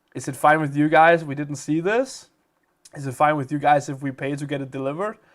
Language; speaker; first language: English; non-native, fluent; Danish